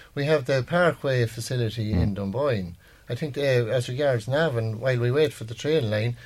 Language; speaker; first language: English; native; English